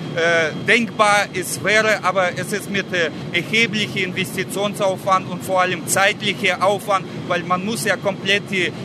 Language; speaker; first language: German; non-native, fluent; Russian